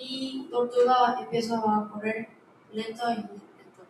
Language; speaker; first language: Spanish; non-native, learner; Korean